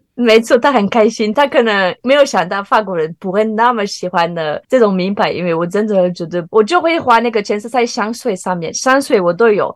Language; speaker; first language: Chinese; non-native, fluent; French